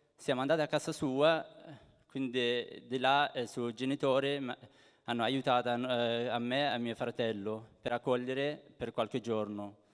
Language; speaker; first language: Italian; non-native, fluent; Persian